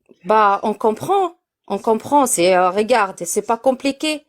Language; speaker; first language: French; non-native, learner; Arabic